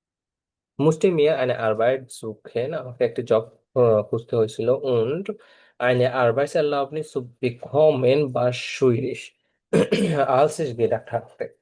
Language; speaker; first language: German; non-native, fluent; Bangla